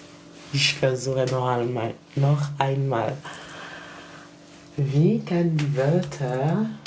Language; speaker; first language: German; non-native, learner; French